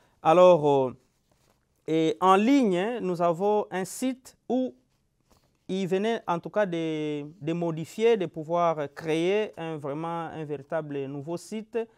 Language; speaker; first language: French; non-native, local second language; Lingala